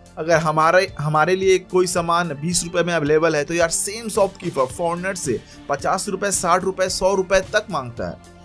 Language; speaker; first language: Hindi; native; Hindi